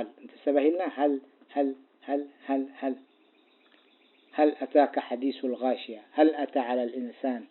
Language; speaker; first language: Arabic; non-native, fluent; Tigrinya